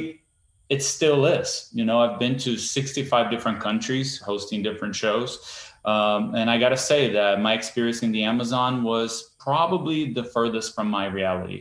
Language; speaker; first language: English; non-native, fluent; Portuguese